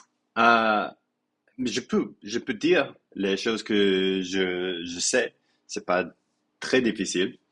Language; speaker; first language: French; non-native, learner; English